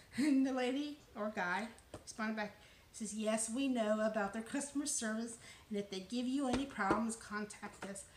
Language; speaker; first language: English; native; English